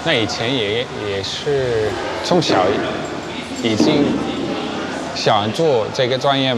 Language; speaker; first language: Chinese; non-native, fluent; Dutch